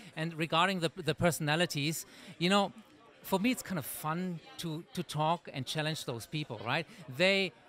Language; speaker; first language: English; native; English